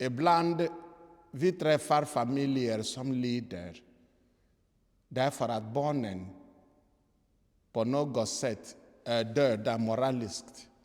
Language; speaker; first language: Swedish; non-native, fluent; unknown